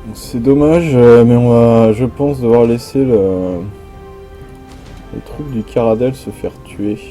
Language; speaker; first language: French; native; French